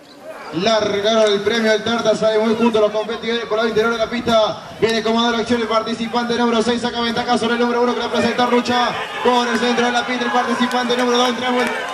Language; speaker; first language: Spanish; native; Spanish